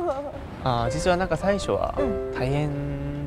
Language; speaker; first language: Japanese; non-native, learner; Korean